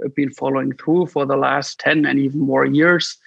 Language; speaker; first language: English; non-native, fluent; German